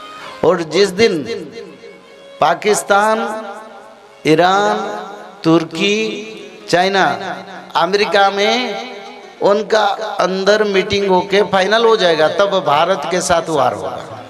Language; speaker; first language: Hindi; non-native, local second language; Odia